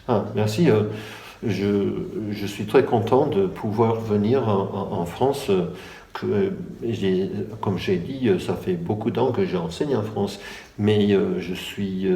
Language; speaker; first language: French; non-native, fluent; English